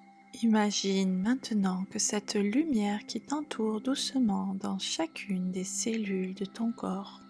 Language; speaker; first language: French; native; French